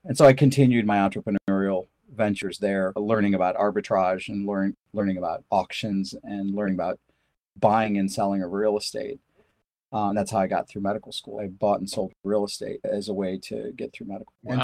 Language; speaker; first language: English; early bilingual, other home language; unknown